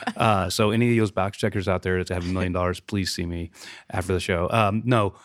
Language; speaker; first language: English; native; English